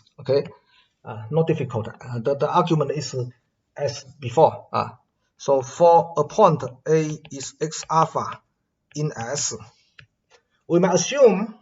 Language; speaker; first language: English; non-native, fluent; Chinese